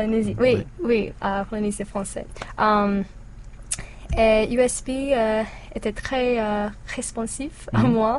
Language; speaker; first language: French; non-native, learner; English